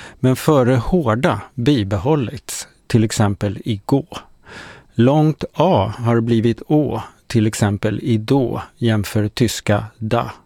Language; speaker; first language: Swedish; native; Swedish